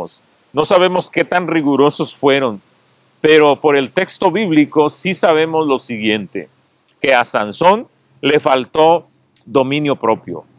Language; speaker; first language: Spanish; native; Spanish